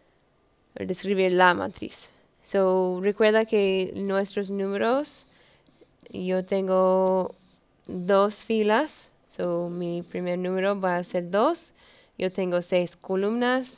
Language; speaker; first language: Spanish; early bilingual, heritage; Spanish